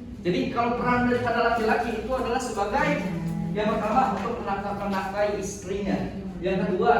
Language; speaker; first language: Indonesian; native; Indonesian